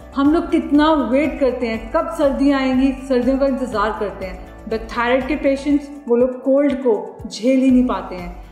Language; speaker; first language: Hindi; native; Hindi